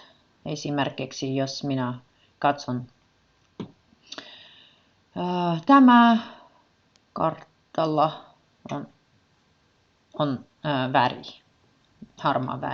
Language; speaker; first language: Finnish; non-native, learner; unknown